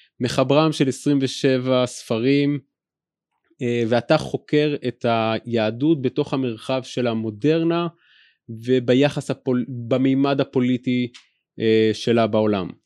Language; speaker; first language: Hebrew; native; Hebrew